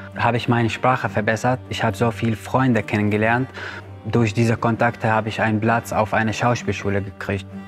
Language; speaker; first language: German; non-native, fluent; Arabic